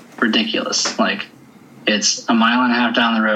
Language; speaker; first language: English; native; English